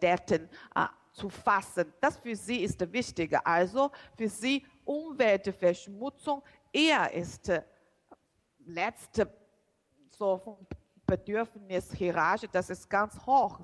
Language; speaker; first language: German; non-native, learner; Chinese